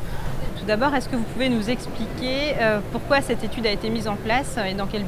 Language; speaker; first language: French; native; French